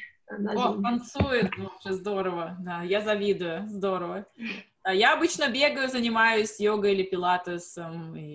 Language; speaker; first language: Russian; native; Russian